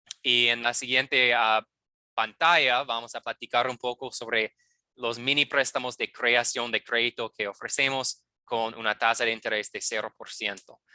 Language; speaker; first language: Spanish; non-native, fluent; English